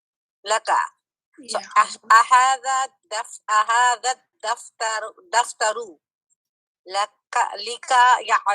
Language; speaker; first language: Arabic; non-native, learner; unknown